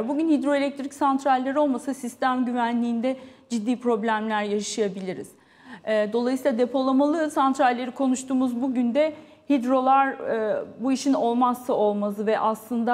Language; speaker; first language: Turkish; native; Turkish